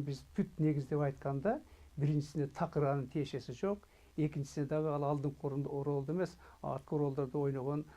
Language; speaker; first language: Kyrgyz; native; Kyrgyz